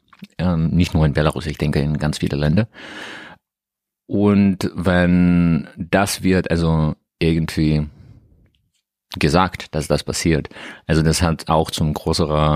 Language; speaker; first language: German; non-native, learner; Russian